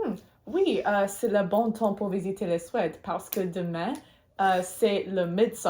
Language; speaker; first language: French; non-native, learner; Swedish